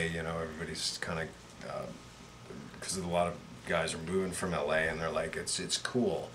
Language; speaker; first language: English; native; English